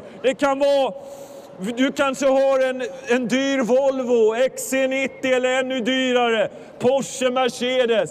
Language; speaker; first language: Swedish; non-native, fluent; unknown